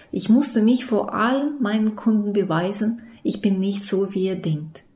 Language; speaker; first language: German; non-native, fluent; Russian